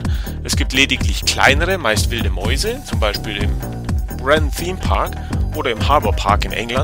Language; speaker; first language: German; native; German